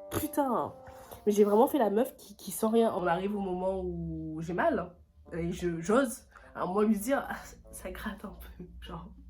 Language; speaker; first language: French; native; French